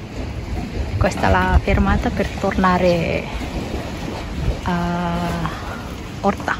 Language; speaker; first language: Italian; non-native, learner; Indonesian